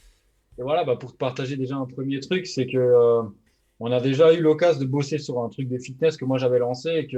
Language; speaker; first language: French; native; French